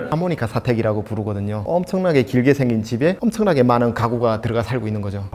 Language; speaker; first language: Korean; native; Korean